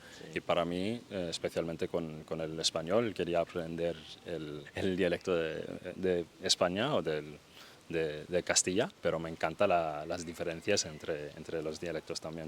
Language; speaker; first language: Spanish; non-native, fluent; Danish